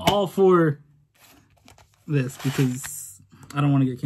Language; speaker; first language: English; native; English